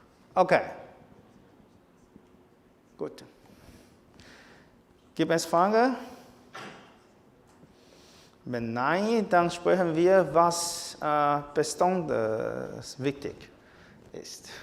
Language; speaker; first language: German; non-native, fluent; Chinese